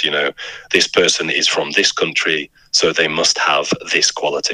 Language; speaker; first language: English; native; English